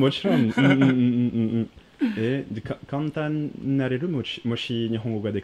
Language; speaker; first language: Japanese; non-native, fluent; French